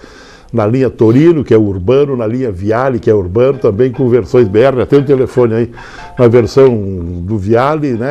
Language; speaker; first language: Portuguese; native; Portuguese